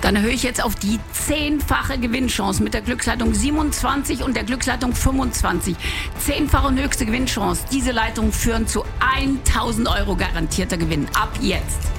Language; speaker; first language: German; native; German